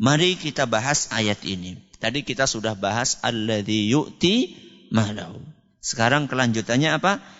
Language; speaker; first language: Indonesian; non-native, local second language; Javanese